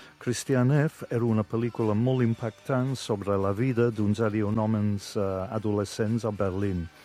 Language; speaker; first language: Catalan; non-native, fluent; English